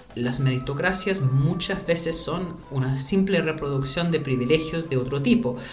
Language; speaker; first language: Spanish; non-native, fluent; English